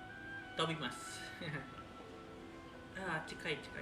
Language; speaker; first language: Japanese; non-native, learner; Indonesian